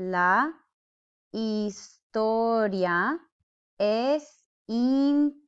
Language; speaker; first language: Spanish; non-native, fluent; English